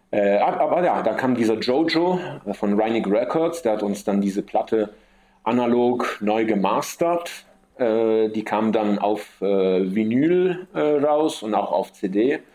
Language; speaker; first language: German; early bilingual, heritage; German